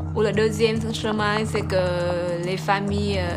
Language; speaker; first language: French; non-native, learner; Vietnamese